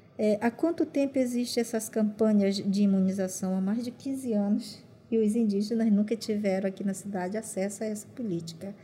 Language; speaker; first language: Portuguese; non-native, local second language; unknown